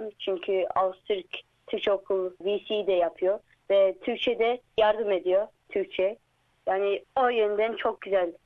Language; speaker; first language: Turkish; early bilingual, heritage; Turkish